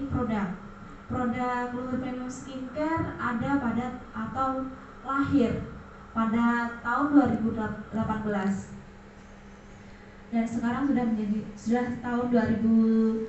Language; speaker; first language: Indonesian; native; Indonesian